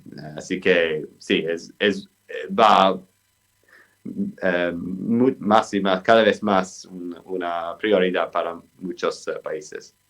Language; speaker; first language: Spanish; non-native, fluent; English